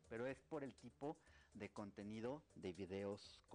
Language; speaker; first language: Spanish; native; Spanish